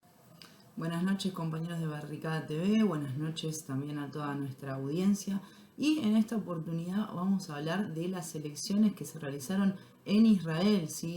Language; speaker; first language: Spanish; native; Spanish